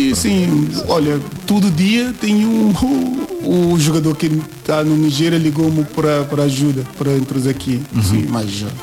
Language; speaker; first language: Portuguese; non-native, learner; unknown